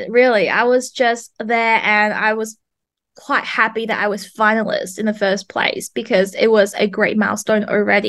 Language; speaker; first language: English; non-native, fluent; Vietnamese